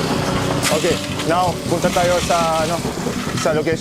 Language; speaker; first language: Filipino; non-native, learner; Arabic